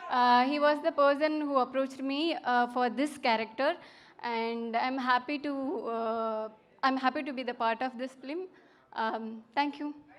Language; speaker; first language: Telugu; non-native, learner; Tamil